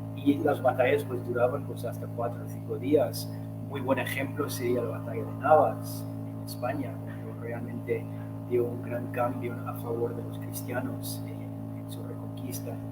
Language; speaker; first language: Spanish; non-native, fluent; English